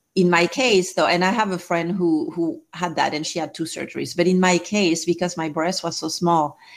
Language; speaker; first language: English; non-native, fluent; French